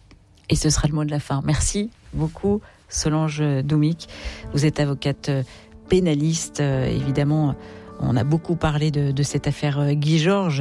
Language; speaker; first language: French; native; French